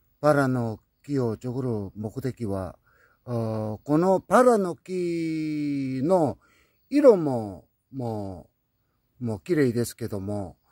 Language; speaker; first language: Japanese; non-native, learner; Korean